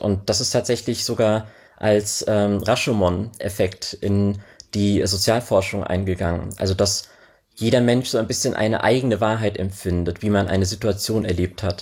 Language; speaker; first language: German; native; German